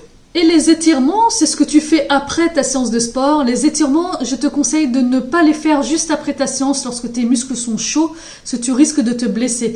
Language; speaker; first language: French; native; French